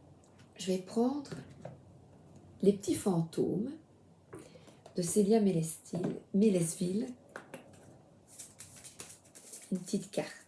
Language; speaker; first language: French; native; French